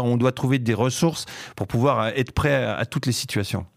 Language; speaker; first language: French; native; French